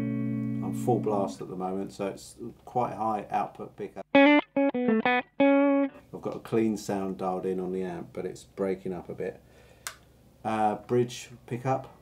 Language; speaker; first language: English; native; English